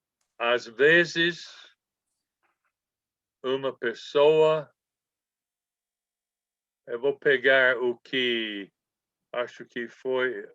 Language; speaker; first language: Portuguese; non-native, fluent; English